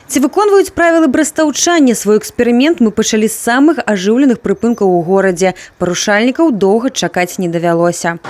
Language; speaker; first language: Belarusian; native; Belarusian